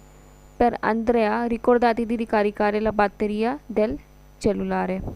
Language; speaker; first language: Italian; non-native, fluent; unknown